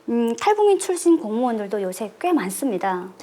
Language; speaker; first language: Korean; native; Korean